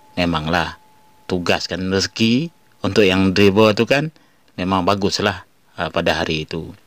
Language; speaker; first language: Malay; non-native, local second language; Iban